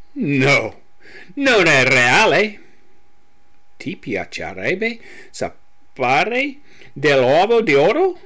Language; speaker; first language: Italian; non-native, learner; English